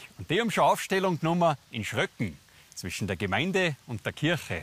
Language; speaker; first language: German; native; German